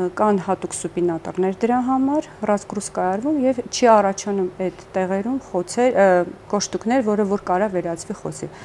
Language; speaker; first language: Armenian; early bilingual, heritage; Armenian